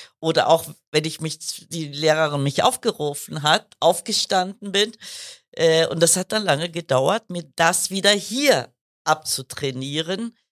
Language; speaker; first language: German; early bilingual, other home language; Kurdish